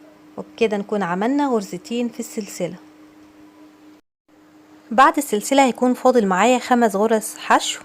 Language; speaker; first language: Arabic; native; Arabic